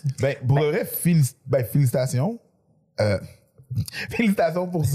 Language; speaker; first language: French; native; French